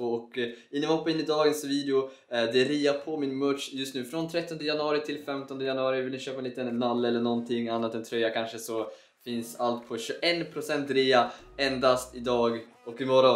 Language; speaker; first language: Swedish; native; Swedish